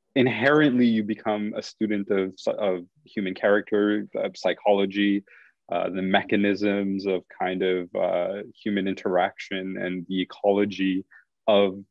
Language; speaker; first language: English; native; English